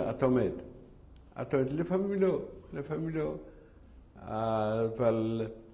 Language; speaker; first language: Hebrew; non-native, fluent; Yiddish